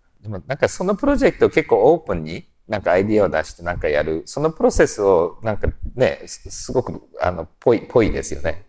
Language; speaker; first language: Japanese; early bilingual, heritage; Japanese